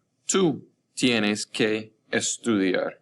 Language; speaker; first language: Spanish; non-native, fluent; English